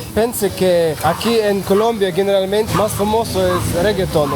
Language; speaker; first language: Spanish; non-native, learner; German